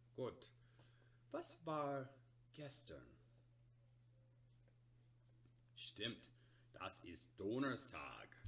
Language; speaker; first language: German; non-native, learner; English